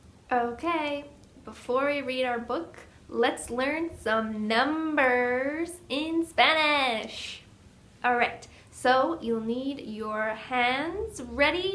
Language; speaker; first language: English; native; English